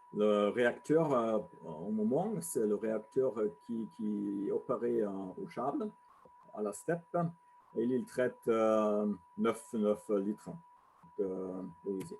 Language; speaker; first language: French; non-native, learner; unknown